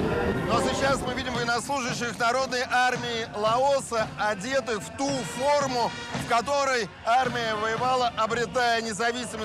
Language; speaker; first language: Russian; native; Russian